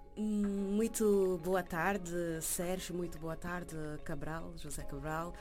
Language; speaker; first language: Portuguese; non-native, local second language; Kabuverdianu